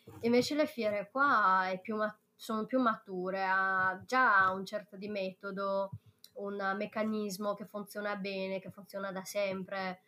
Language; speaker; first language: Italian; non-native, fluent; Chinese